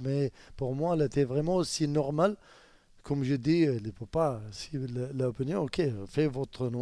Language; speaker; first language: French; non-native, learner; Arabic